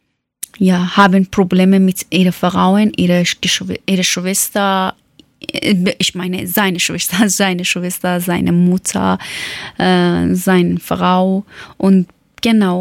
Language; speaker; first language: German; non-native, learner; Persian